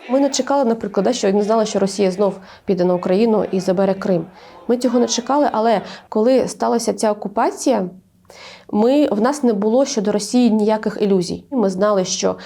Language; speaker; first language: Ukrainian; non-native, local second language; Crimean Tatar